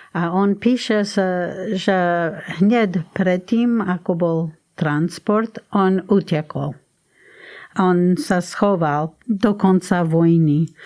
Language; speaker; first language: Slovak; non-native, fluent; English